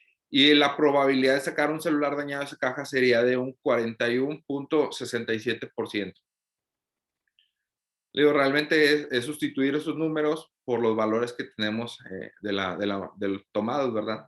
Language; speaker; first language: Spanish; native; Spanish